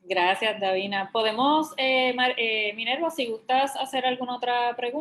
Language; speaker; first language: Spanish; native; Spanish